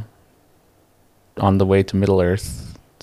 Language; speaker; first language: English; non-native, local second language; Filipino